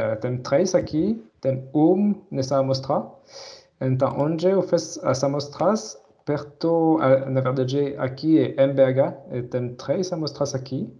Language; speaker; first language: Portuguese; non-native, fluent; French